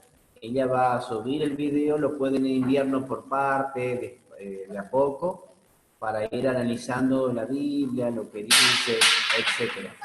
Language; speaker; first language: Spanish; native; Spanish